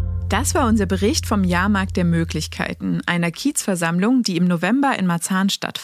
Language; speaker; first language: German; native; German